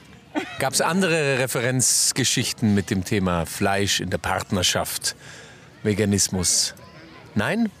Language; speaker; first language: German; native; German